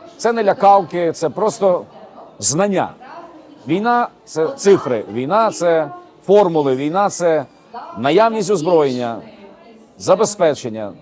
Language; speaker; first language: Ukrainian; native; Ukrainian